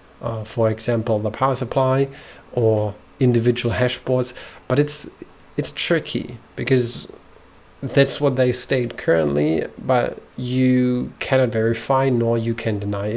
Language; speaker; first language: English; non-native, fluent; German